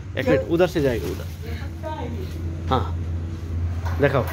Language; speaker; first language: Hindi; non-native, fluent; Bangla